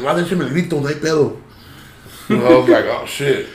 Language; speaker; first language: English; early bilingual, other home language; Spanish